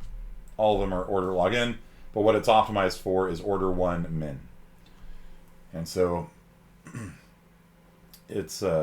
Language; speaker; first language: English; native; English